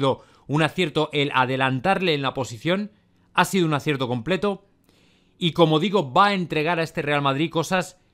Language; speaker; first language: Spanish; native; Spanish